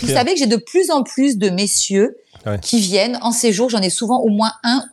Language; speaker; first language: French; native; French